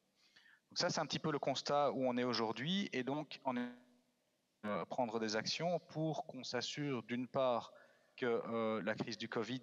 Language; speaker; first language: French; native; French